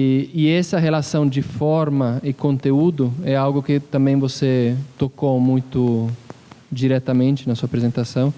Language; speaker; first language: Portuguese; non-native, fluent; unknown